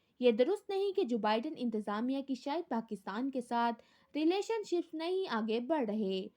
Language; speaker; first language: Urdu; native; Urdu